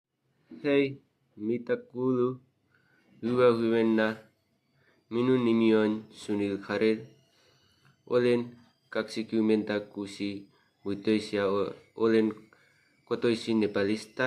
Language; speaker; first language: Finnish; non-native, learner; Nepali